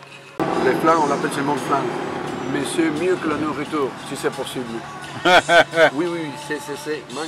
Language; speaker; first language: French; non-native, learner; Spanish